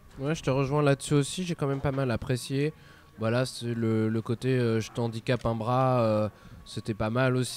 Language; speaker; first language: French; native; French